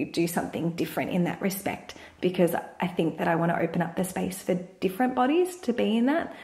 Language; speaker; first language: English; native; English